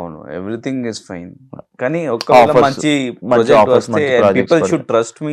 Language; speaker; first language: Telugu; non-native, learner; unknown